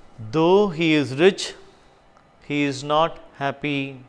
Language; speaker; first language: English; non-native, local second language; Tamil